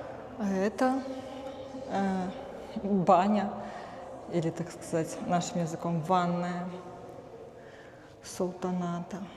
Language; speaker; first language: Russian; native; Russian